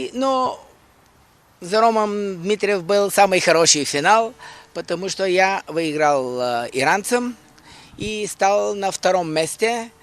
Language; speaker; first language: Russian; non-native, learner; Bulgarian